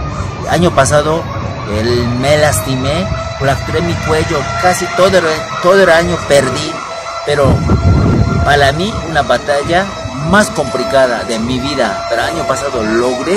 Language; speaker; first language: Spanish; non-native, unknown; Japanese